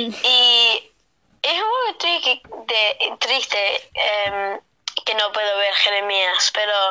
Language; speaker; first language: Spanish; early bilingual, heritage; Spanish